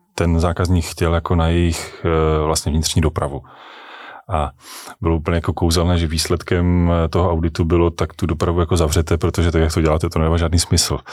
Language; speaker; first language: Czech; native; Czech